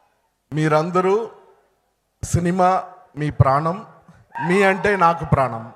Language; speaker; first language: Telugu; non-native, learner; Tamil